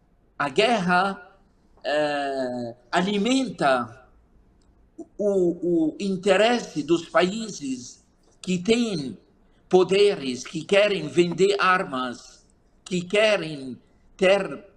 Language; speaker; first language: Portuguese; non-native, fluent; Arabic